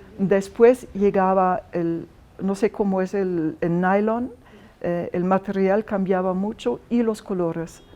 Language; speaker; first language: Spanish; non-native, fluent; German